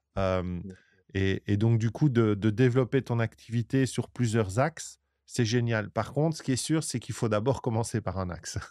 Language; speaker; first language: French; native; French